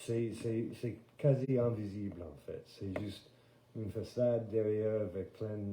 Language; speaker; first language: French; non-native, fluent; English